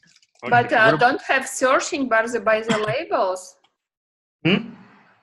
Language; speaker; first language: English; non-native, learner; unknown